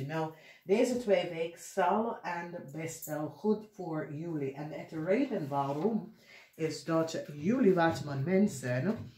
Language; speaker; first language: Dutch; non-native, learner; English